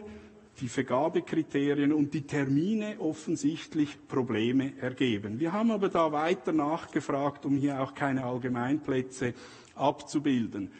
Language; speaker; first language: German; native; German